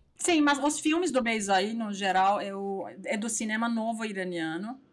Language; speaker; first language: Portuguese; non-native, fluent; Persian